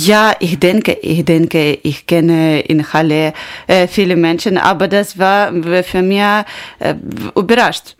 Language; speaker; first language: German; non-native, learner; Ukrainian